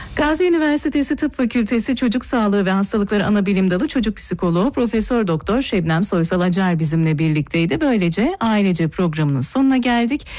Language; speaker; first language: Turkish; native; Turkish